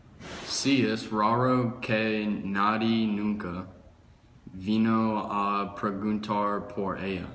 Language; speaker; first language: Spanish; non-native, learner; English